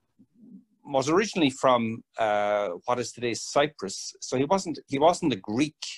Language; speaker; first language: English; native; English